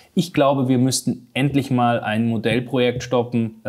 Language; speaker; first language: German; native; German